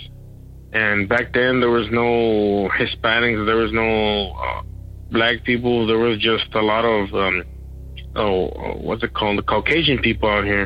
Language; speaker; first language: English; native; English